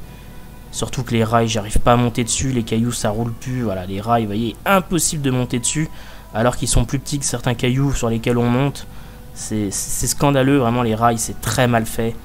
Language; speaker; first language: French; native; French